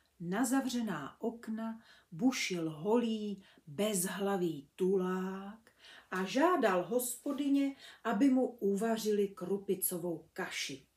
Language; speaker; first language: Czech; native; Czech